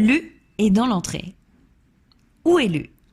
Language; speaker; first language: French; native; French